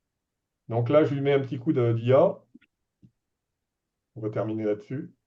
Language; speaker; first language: French; native; French